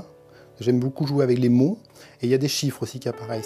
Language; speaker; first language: French; native; French